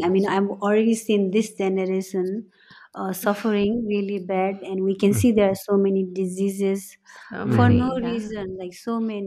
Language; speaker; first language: English; non-native, local second language; Nepali